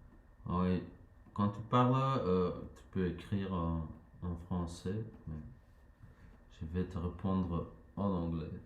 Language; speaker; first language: French; non-native, learner; Dutch